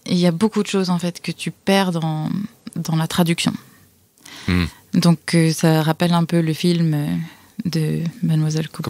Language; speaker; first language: French; native; French